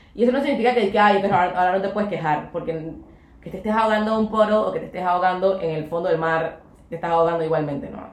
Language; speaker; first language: Spanish; native; Spanish